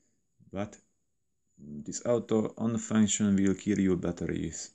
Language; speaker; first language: English; non-native, learner; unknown